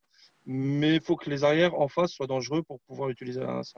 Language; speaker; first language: French; non-native, fluent; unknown